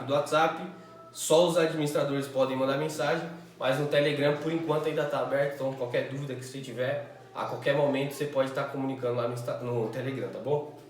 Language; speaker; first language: Portuguese; native; Portuguese